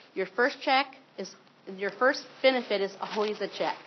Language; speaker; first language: English; native; English